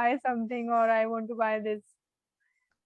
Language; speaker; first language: English; non-native, learner; Hindi